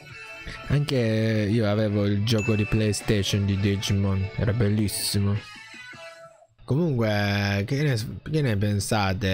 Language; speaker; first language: Italian; non-native, learner; Japanese